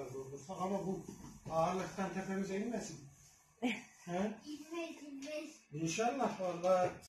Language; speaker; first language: Turkish; native; Turkish